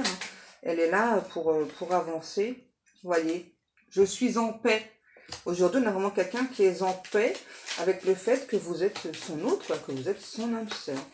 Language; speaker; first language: French; native; French